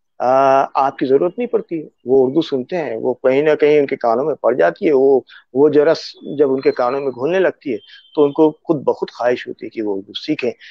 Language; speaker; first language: Urdu; native; Urdu